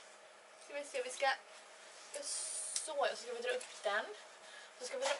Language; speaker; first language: Swedish; native; Swedish